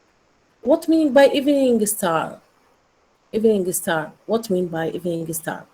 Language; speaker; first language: English; non-native, learner; Arabic